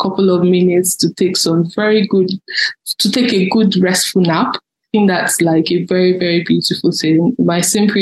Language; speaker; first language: English; non-native, local second language; Yoruba